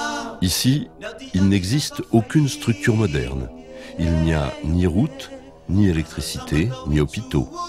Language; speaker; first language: French; native; French